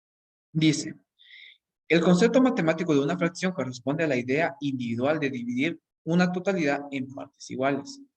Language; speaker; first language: Spanish; native; Spanish